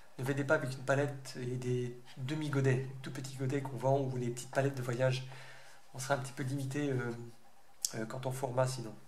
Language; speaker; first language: French; native; French